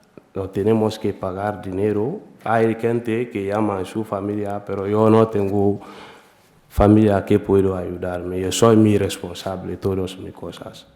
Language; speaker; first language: Spanish; non-native, learner; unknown